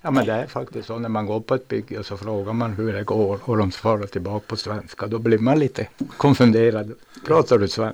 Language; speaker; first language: Swedish; native; Swedish